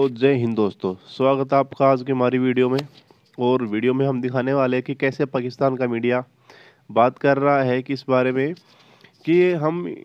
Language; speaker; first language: Hindi; native; Hindi